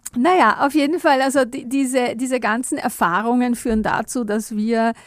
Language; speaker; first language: German; non-native, fluent; Italian